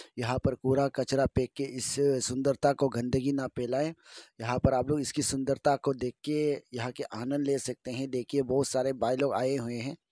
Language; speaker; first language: Hindi; non-native, local second language; Adi